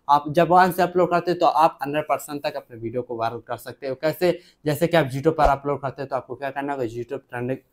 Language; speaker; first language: Hindi; native; Hindi